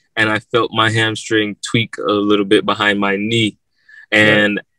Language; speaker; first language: English; native; English